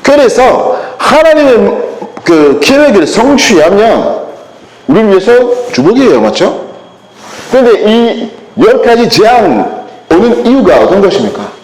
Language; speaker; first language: Korean; non-native, learner; French